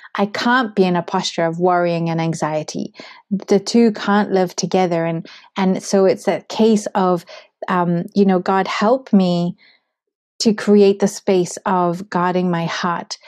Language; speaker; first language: English; native; English